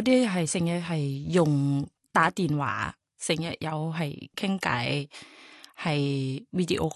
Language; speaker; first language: Cantonese; non-native, learner; Thai